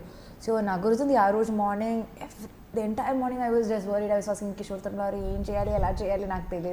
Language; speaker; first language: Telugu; non-native, fluent; Malayalam